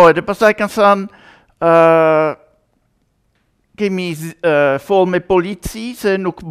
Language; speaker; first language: Albanian; non-native, learner; German